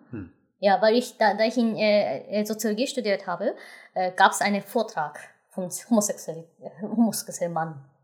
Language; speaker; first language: German; non-native, fluent; Japanese